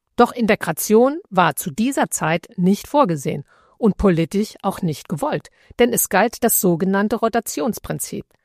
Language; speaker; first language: German; early bilingual, other home language; Italian